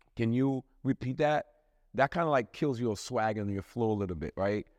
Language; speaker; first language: English; non-native, fluent; Haitian Creole